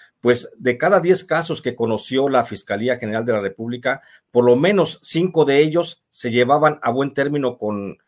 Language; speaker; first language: Spanish; native; Spanish